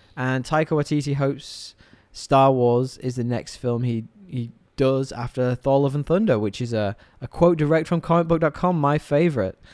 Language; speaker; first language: English; native; English